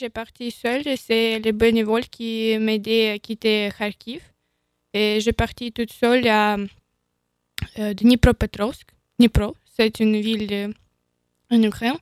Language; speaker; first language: French; non-native, learner; Ukrainian